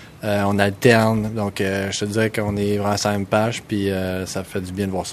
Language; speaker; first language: French; native; French